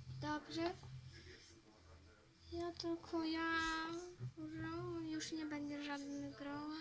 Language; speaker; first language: Polish; early bilingual, heritage; Polish